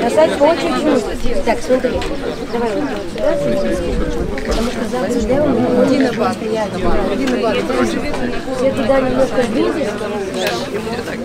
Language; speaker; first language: Russian; native; Russian